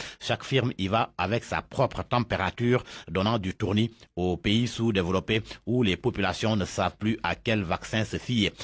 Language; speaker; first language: French; non-native, local second language; Wolof